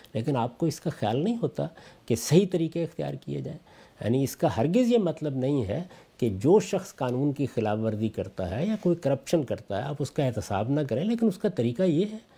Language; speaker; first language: Urdu; non-native, local second language; Punjabi